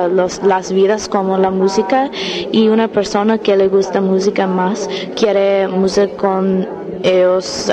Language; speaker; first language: Spanish; non-native, learner; English